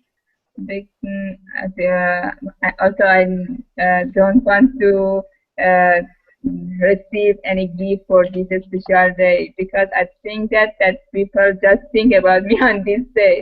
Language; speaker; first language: English; non-native, learner; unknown